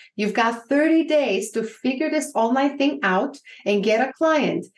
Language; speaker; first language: English; non-native, fluent; Bulgarian